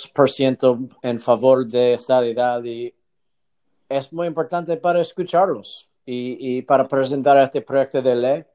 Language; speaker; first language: Spanish; non-native, learner; English